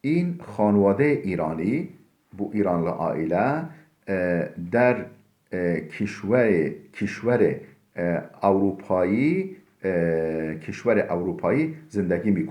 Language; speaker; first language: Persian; non-native, fluent; Turkish